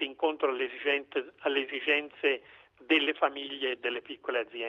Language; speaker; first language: Italian; native; Italian